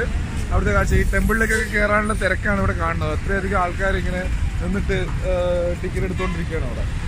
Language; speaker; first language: Malayalam; native; Malayalam